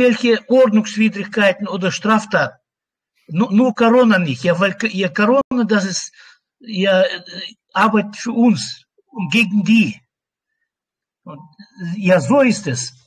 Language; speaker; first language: German; non-native, learner; Russian